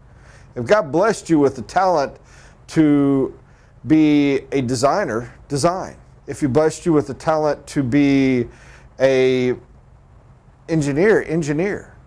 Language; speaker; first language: English; native; English